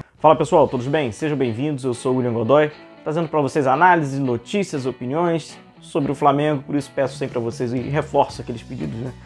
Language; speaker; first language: Portuguese; native; Portuguese